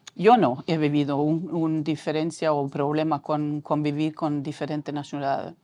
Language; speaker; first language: Spanish; non-native, fluent; Norwegian